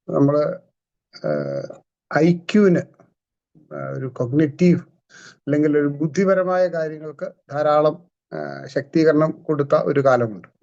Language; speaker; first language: Malayalam; native; Malayalam